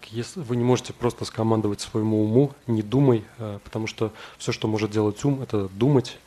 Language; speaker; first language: Russian; native; Russian